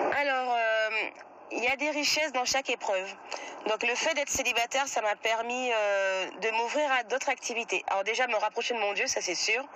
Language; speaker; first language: French; native; French